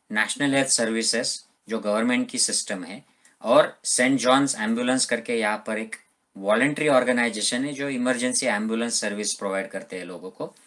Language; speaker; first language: Hindi; non-native, local second language; Marathi